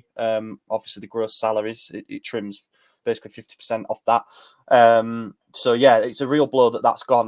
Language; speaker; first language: English; native; English